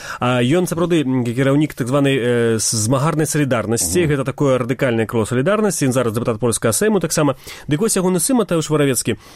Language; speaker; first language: Belarusian; native; Belarusian